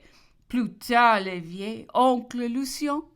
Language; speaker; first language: French; non-native, learner; English